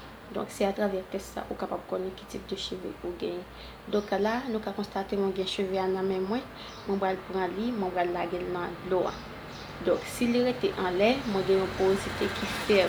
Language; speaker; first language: French; non-native, local second language; Haitian Creole